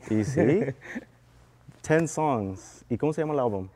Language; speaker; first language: Spanish; early bilingual, heritage; Spanish